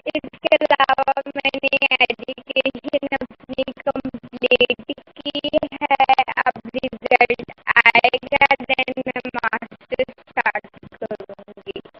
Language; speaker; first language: Urdu; native; Urdu